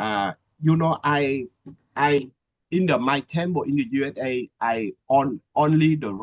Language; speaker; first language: English; non-native, learner; Vietnamese